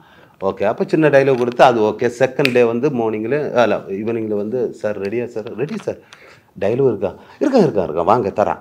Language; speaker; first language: Tamil; non-native, learner; Malayalam